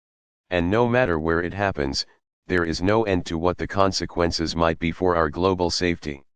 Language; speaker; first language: English; native; English